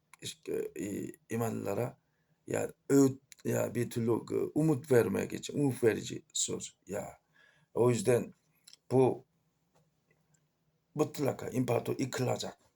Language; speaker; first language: Turkish; non-native, fluent; Korean